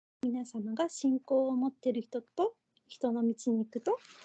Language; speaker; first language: Japanese; non-native, fluent; Korean